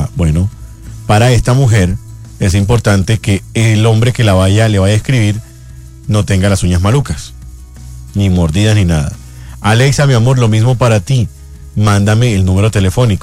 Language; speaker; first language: Spanish; native; Spanish